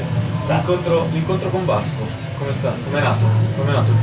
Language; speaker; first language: Italian; native; Italian